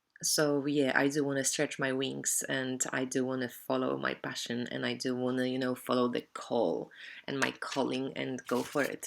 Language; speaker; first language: English; non-native, fluent; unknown